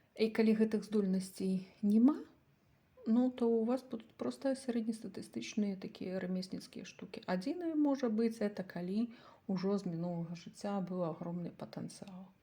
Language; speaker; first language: Belarusian; native; Belarusian